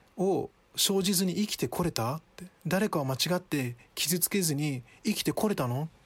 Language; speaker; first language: Japanese; early bilingual, other home language; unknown